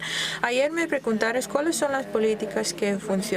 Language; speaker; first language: Spanish; non-native, fluent; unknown